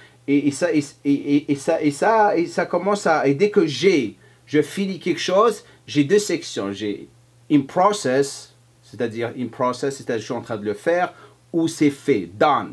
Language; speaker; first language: French; non-native, fluent; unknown